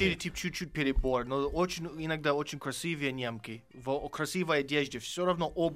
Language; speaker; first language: Russian; non-native, fluent; English